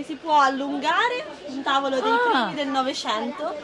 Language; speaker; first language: Italian; native; Italian